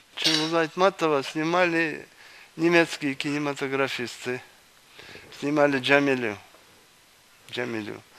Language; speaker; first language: Russian; non-native, local second language; Kyrgyz